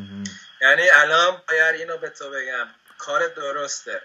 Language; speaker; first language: Persian; non-native, fluent; Spanish